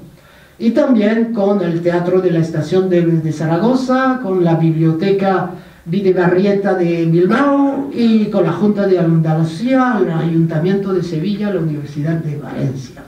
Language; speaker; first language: Spanish; non-native, fluent; French